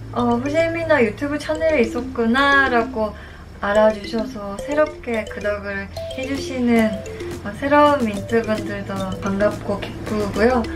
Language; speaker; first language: Korean; non-native, fluent; Japanese